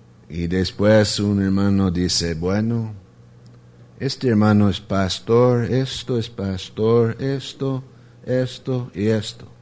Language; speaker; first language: Spanish; non-native, fluent; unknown